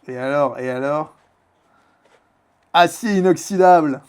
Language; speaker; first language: French; native; French